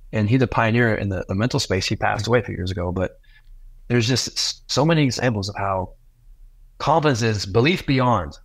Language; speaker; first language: English; native; English